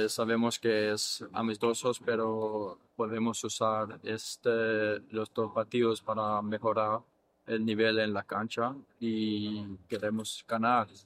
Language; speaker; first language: Spanish; non-native, learner; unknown